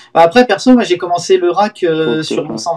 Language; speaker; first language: French; native; French